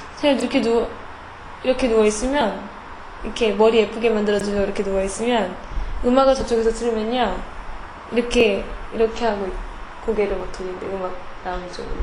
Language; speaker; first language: Korean; native; Korean